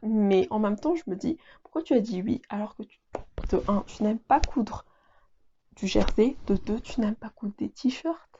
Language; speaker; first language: French; native; French